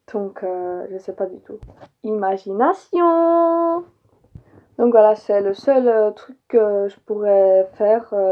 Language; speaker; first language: French; early bilingual, other home language; Polish